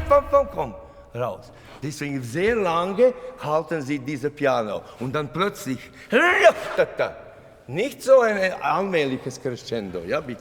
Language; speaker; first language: German; non-native, fluent; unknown